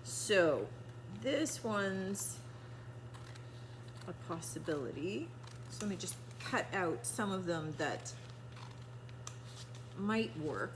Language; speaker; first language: English; native; English